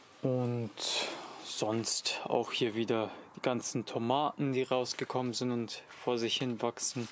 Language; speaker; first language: German; native; German